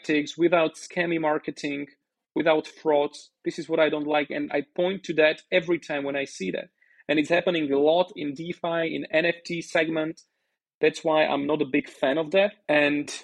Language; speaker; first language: English; non-native, fluent; Slovak